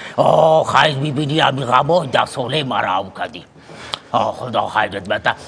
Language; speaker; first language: Persian; native; Persian